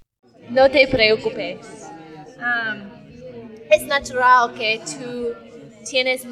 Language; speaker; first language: Spanish; non-native, learner; English